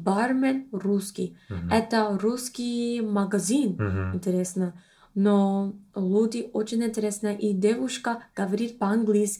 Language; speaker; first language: Russian; non-native, learner; English